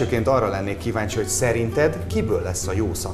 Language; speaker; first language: Hungarian; native; Hungarian